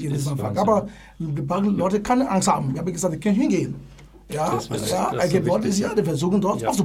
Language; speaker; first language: German; non-native, learner; English